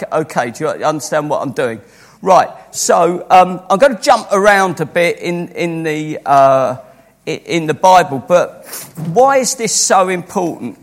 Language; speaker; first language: English; native; English